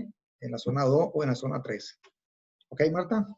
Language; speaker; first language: Spanish; native; Spanish